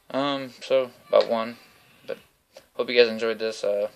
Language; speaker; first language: English; native; English